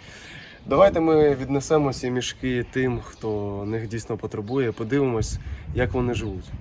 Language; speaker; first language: Ukrainian; native; Ukrainian